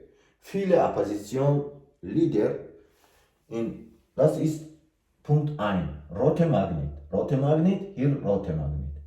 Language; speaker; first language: German; non-native, learner; Tajik